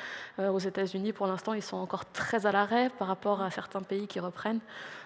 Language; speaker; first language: French; native; French